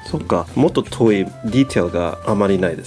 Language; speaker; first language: Japanese; non-native, learner; English